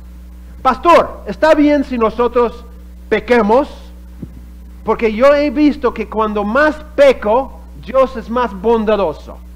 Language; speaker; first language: Spanish; non-native, fluent; English